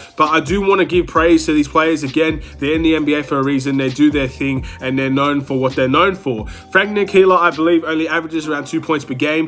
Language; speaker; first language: English; native; English